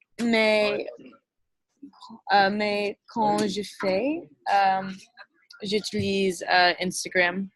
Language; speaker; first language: French; non-native, learner; English